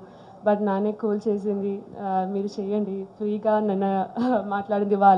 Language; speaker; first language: Telugu; non-native, learner; Malayalam